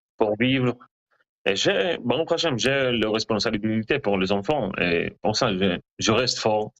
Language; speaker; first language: French; non-native, learner; Hebrew